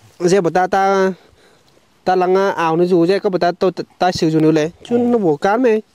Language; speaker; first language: Vietnamese; native; Vietnamese